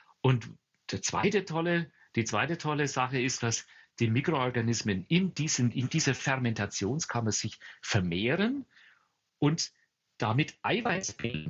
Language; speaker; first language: German; native; German